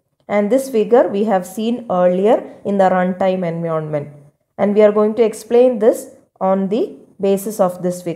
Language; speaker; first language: English; non-native, local second language; Malayalam